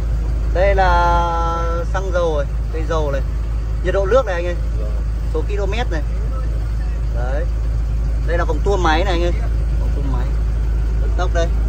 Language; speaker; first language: Vietnamese; native; Vietnamese